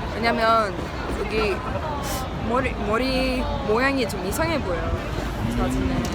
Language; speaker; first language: Korean; non-native, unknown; Swedish